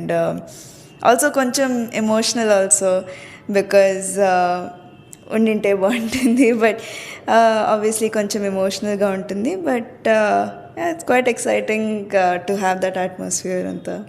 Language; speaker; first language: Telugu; early bilingual, heritage; Telugu